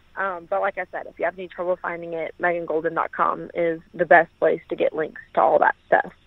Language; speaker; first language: English; native; English